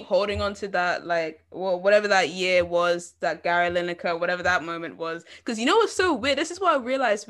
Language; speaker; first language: English; native; English